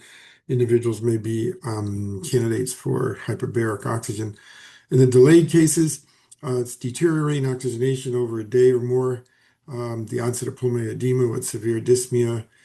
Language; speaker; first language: English; native; English